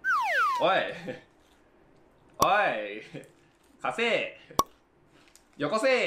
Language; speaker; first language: Japanese; native; Japanese